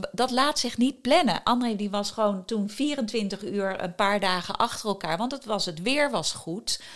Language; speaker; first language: Dutch; native; Dutch